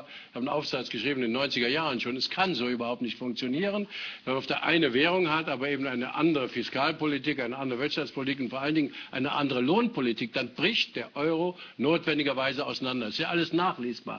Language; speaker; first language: German; native; German